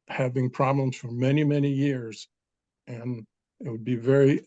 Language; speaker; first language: English; non-native, fluent; Danish